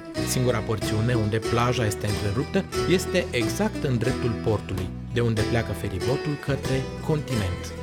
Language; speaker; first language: Romanian; native; Romanian